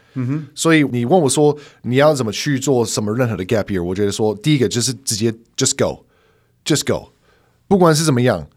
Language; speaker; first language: Chinese; non-native, fluent; English